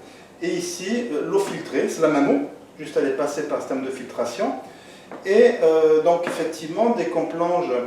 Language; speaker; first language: French; native; French